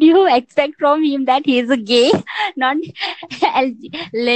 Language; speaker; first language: English; non-native, local second language; Hindi